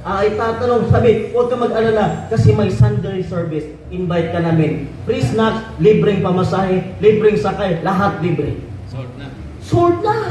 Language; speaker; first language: Filipino; non-native, local second language; Cebuano